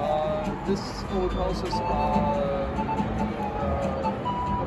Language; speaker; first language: English; non-native, learner; German